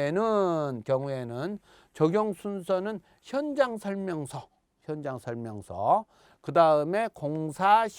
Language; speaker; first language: Korean; native; Korean